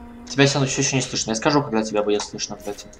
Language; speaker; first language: Russian; native; Russian